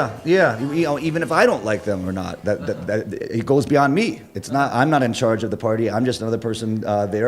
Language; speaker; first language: English; native; English